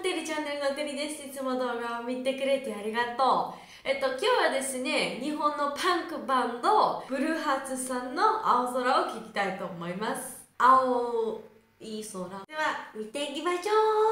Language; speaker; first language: Japanese; non-native, learner; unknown